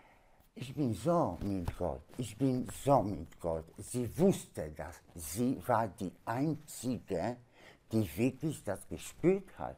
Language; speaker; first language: German; non-native, learner; Polish